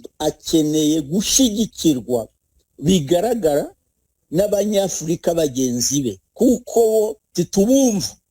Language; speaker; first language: Kinyarwanda; native; Kinyarwanda